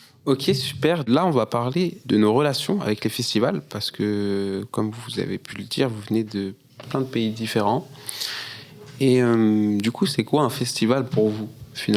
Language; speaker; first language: French; native; French